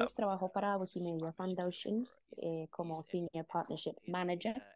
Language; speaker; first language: Spanish; non-native, fluent; Indonesian